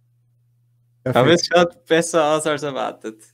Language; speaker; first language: German; native; German